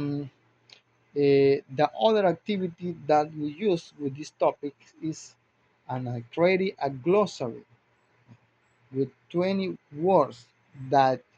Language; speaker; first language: English; non-native, learner; Spanish